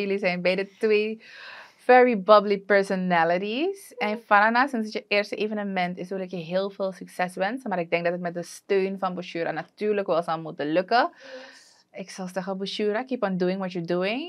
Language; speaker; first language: Dutch; native; Dutch